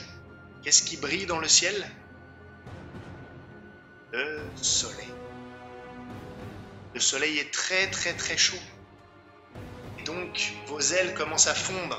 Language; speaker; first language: French; native; French